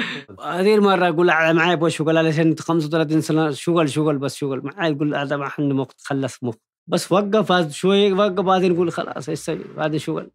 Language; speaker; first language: Arabic; non-native, learner; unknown